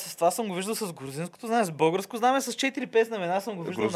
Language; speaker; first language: Bulgarian; native; Bulgarian